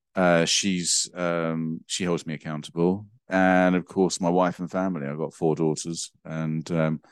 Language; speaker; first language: English; native; English